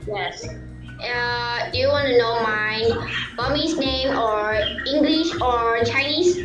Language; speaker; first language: English; non-native, learner; Indonesian